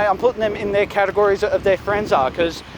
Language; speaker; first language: English; native; English